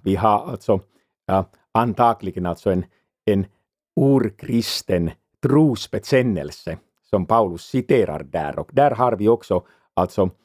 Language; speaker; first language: Swedish; non-native, fluent; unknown